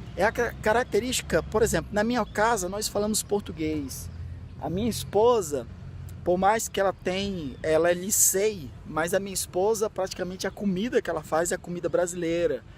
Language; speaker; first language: Portuguese; native; Portuguese